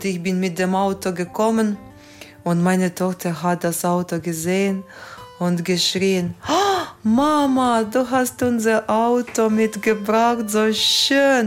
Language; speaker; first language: German; non-native, fluent; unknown